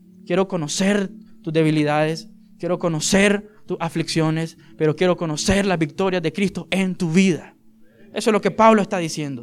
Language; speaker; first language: Spanish; native; Spanish